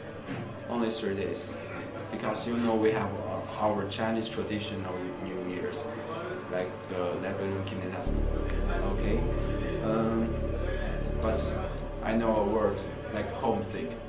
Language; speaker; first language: English; non-native, fluent; Chinese